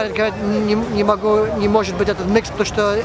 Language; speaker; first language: Russian; early bilingual, heritage; Russian